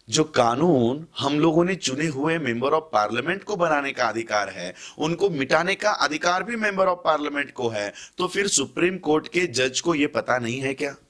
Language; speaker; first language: Hindi; non-native, local second language; Marathi